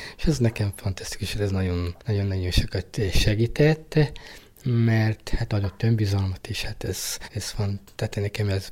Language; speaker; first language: Hungarian; native; Hungarian